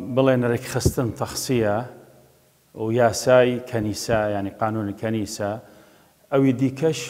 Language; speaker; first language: Central Kurdish; non-native, local second language; Assyrian Neo-Aramaic